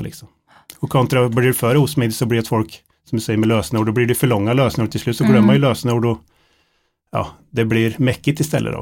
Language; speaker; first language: Swedish; native; Swedish